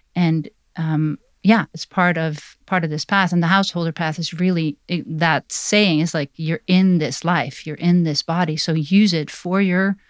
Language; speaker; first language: English; non-native, fluent; Dutch